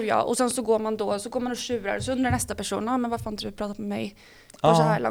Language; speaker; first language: Swedish; native; Swedish